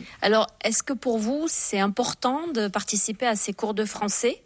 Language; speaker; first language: French; native; French